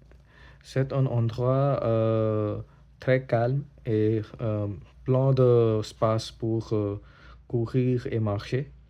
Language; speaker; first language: French; non-native, learner; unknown